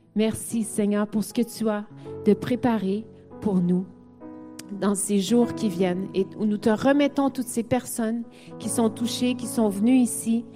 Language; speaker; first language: French; native; French